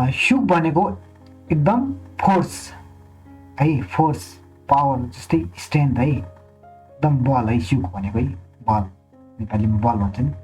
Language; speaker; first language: Nepali; non-native, local second language; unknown